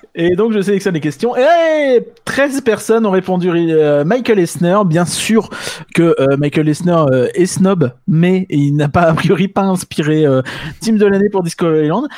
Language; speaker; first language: French; native; French